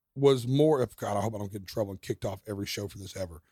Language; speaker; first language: English; native; English